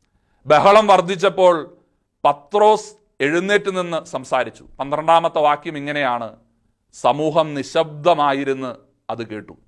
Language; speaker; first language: Malayalam; native; Malayalam